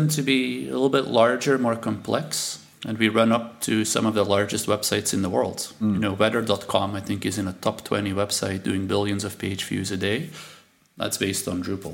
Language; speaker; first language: English; non-native, fluent; Dutch